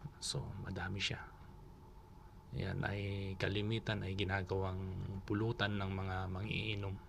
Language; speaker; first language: Filipino; non-native, local second language; Bikol